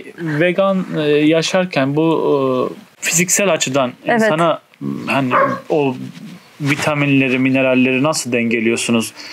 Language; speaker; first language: Turkish; native; Turkish